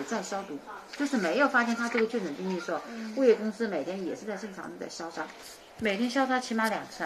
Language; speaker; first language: Chinese; native; Chinese